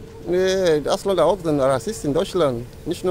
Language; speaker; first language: German; non-native, learner; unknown